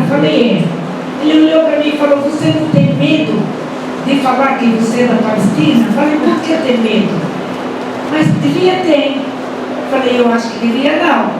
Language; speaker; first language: Portuguese; non-native, fluent; Arabic